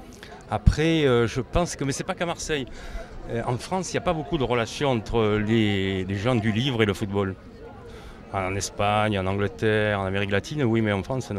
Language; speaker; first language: French; native; French